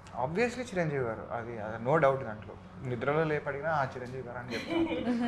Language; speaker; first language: Telugu; native; Telugu